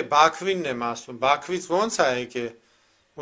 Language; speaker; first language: Armenian; native; Armenian